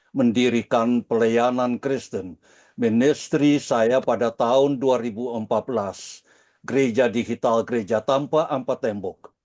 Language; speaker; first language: Indonesian; early bilingual, heritage; Dutch